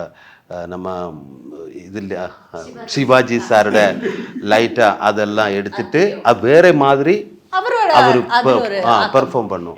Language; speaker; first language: Tamil; non-native, learner; Malayalam